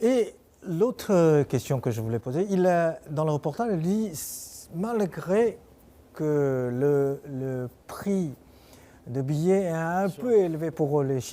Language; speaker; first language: French; non-native, fluent; Chinese